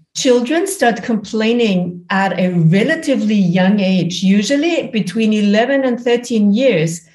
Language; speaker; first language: English; non-native, fluent; German